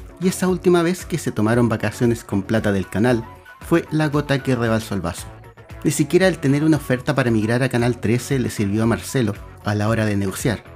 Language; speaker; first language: Spanish; native; Spanish